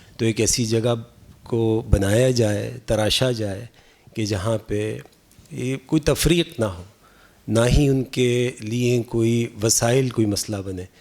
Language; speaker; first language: Urdu; native; Urdu